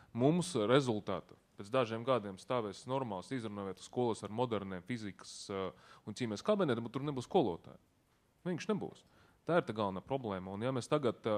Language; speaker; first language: Latvian; non-native, local second language; Russian